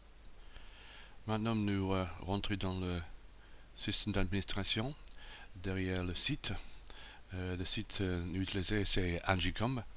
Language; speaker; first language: French; non-native, learner; English